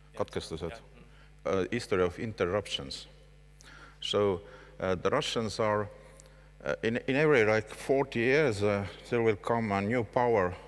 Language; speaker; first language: English; non-native, fluent; Estonian